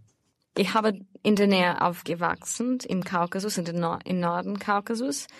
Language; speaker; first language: German; non-native, fluent; Russian